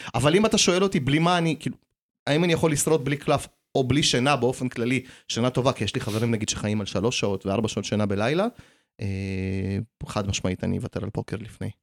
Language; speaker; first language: Hebrew; early bilingual, other home language; Russian